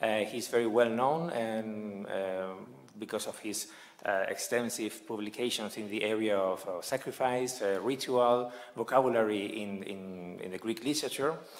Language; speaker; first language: English; non-native, fluent; Spanish